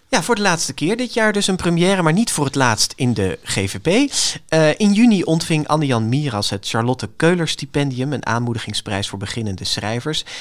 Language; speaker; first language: Dutch; native; Dutch